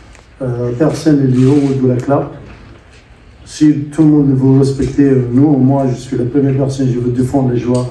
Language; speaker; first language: French; non-native, learner; Arabic